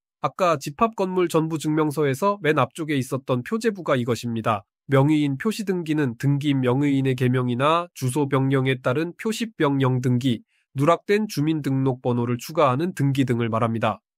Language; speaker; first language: Korean; native; Korean